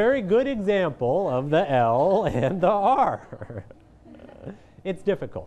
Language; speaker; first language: English; non-native, fluent; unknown